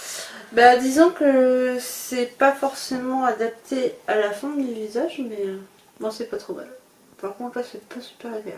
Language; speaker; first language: French; native; French